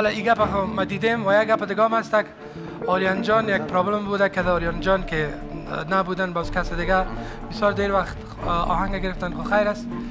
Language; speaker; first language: Persian; native; Persian